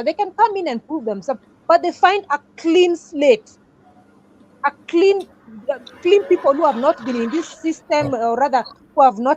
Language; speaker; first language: English; non-native, local second language; Swahili